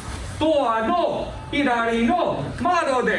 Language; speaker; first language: Japanese; non-native, learner; English